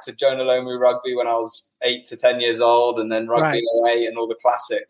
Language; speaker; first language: English; native; English